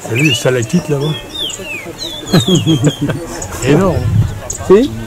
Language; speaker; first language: French; native; French